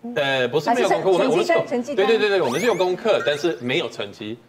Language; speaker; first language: Chinese; non-native, fluent; Swedish